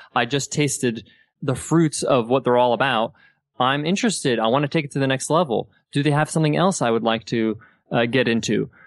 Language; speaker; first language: English; native; English